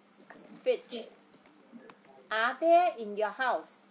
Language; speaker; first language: English; non-native, fluent; Vietnamese